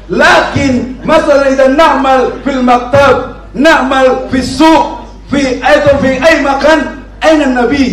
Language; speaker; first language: Arabic; non-native, learner; Malay